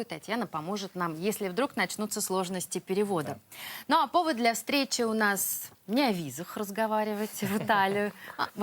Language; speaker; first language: Russian; native; Russian